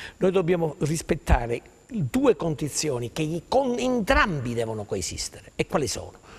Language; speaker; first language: Italian; native; Italian